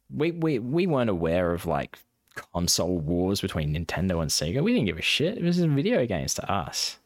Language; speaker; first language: English; native; English